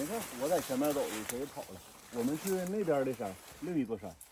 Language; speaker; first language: Chinese; native; Chinese